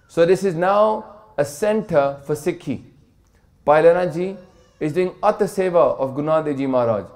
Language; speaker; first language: Punjabi; early bilingual, heritage; Punjabi